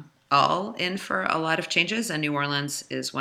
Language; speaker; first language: English; native; English